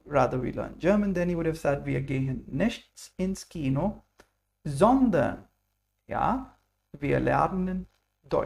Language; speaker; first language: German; non-native, fluent; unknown